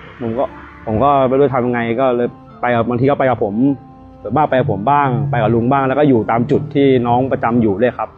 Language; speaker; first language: Thai; native; Thai